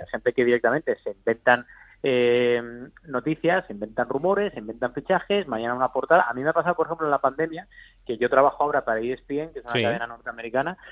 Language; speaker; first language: Spanish; native; Spanish